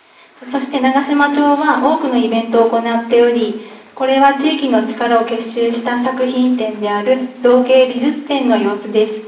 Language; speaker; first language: Japanese; native; Japanese